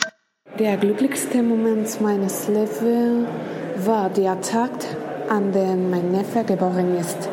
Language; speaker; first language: German; non-native, learner; Spanish